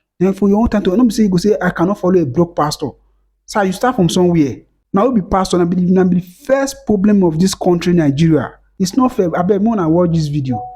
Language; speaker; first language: Nigerian Pidgin; native; Nigerian Pidgin